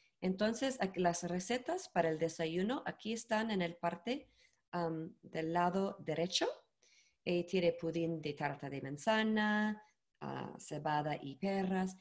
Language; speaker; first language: Spanish; non-native, learner; English